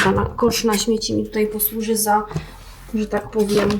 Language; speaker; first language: Polish; native; Polish